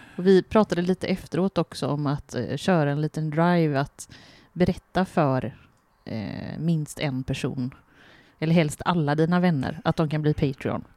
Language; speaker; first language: Swedish; native; Swedish